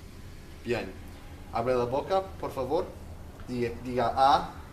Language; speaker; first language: Spanish; non-native, learner; English